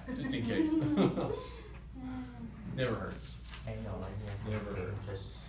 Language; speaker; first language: English; native; English